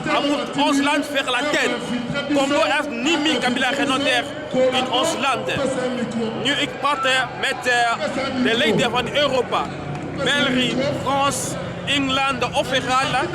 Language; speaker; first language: Dutch; non-native, learner; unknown